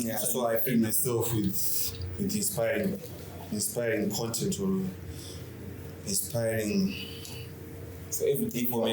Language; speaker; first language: English; non-native, local second language; Shona